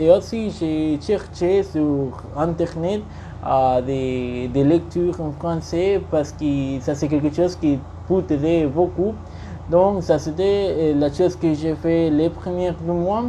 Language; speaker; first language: French; non-native, learner; Spanish